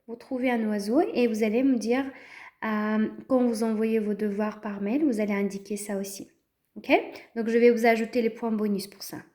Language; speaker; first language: French; non-native, fluent; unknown